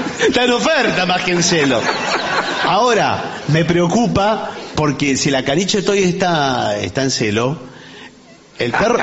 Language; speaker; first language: Spanish; native; Spanish